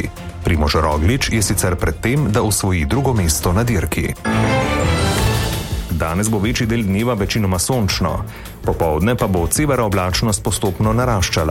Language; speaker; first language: Slovenian; native; Slovenian